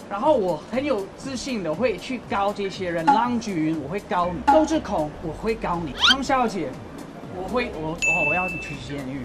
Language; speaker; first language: Chinese; non-native, fluent; English